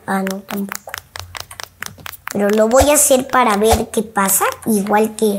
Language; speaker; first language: Spanish; native; Spanish